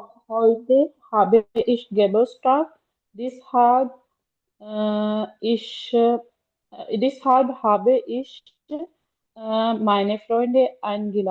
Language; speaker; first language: German; non-native, learner; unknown